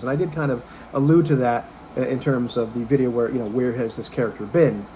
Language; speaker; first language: English; native; English